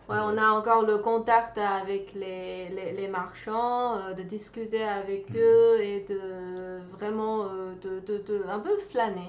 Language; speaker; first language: French; non-native, fluent; Chinese